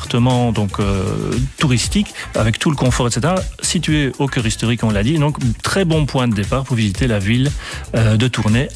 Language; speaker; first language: French; native; French